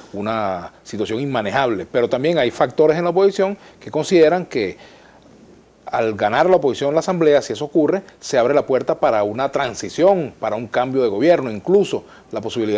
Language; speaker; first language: Spanish; native; Spanish